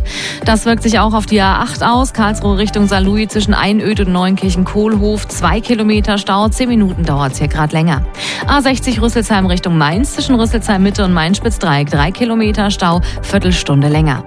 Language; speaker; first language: German; native; German